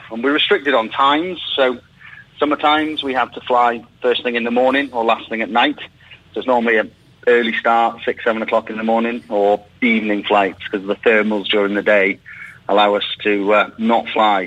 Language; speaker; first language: English; native; English